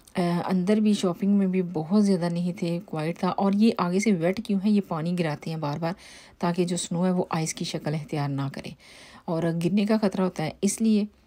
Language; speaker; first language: Urdu; native; Urdu